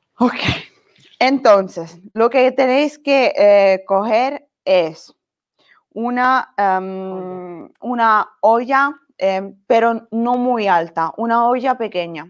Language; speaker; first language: Spanish; non-native, fluent; Italian